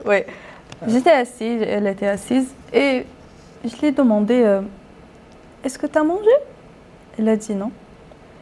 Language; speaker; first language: French; non-native, local second language; Arabic